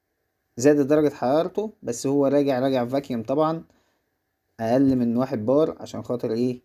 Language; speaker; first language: Arabic; native; Arabic